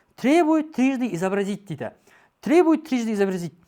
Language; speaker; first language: Russian; non-native, local second language; Kazakh